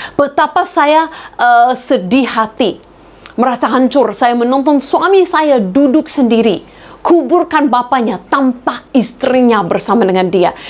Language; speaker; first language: Indonesian; non-native, fluent; English